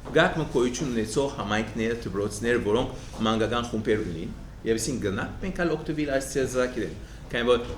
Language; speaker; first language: Armenian; early bilingual, heritage; Armenian